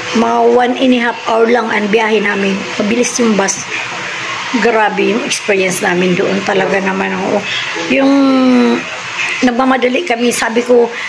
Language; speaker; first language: Filipino; non-native, local second language; Masbatenyo